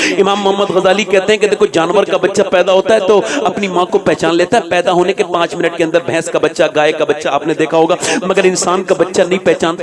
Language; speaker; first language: Urdu; native; Urdu